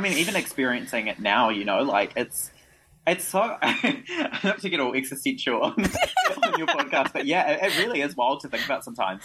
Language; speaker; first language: English; native; English